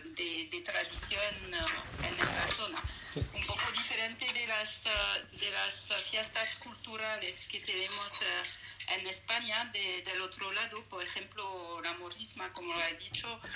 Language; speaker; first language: Spanish; non-native, fluent; French